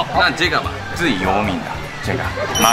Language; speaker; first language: Chinese; non-native, learner; Japanese